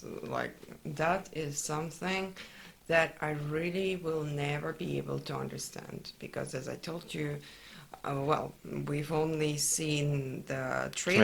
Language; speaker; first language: English; non-native, fluent; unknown